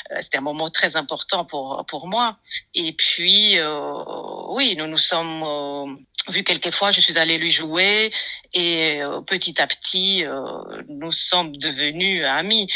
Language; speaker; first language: French; non-native, fluent; Romanian